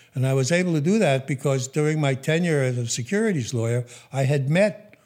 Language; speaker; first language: English; native; English